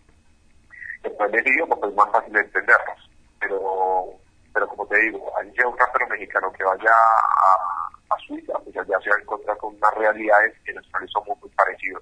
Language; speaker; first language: Spanish; native; Spanish